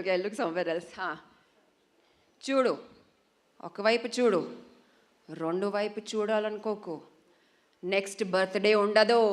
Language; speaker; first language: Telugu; non-native, fluent; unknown